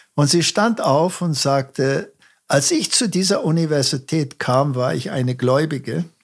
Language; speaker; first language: German; early bilingual, heritage; German